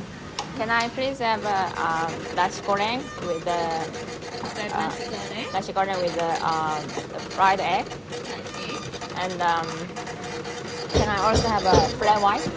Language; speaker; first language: English; non-native, fluent; Korean